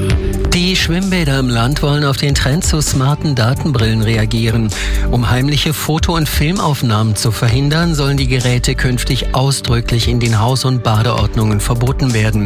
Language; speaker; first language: German; native; German